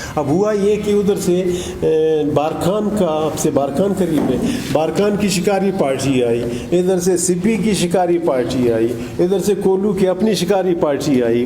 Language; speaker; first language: Urdu; non-native, local second language; Baluchi